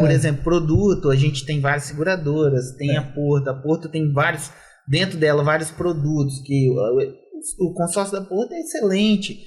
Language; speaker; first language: Portuguese; native; Portuguese